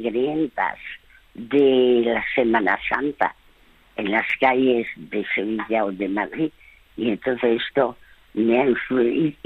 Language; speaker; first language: Spanish; early bilingual, other home language; French